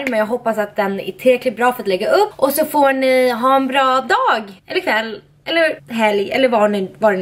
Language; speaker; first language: Swedish; native; Swedish